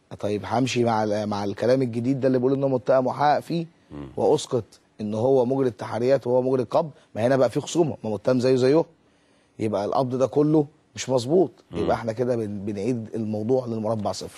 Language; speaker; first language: Arabic; native; Arabic